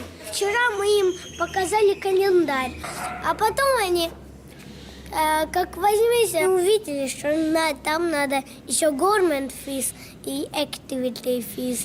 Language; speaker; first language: Russian; early bilingual, heritage; Russian